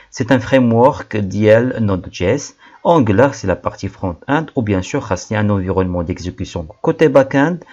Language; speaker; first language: French; non-native, local second language; Arabic